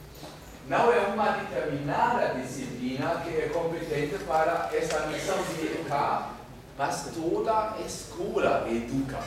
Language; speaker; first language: Portuguese; non-native, fluent; German